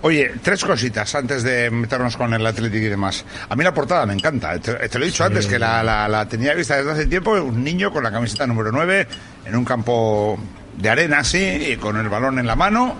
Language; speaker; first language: Spanish; native; Spanish